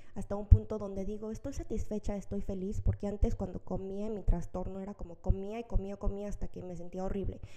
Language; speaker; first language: Spanish; early bilingual, other home language; Korean